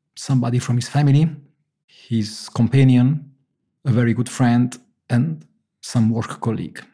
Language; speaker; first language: English; non-native, fluent; Italian